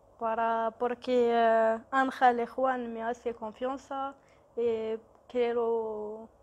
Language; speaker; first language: Spanish; non-native, learner; Arabic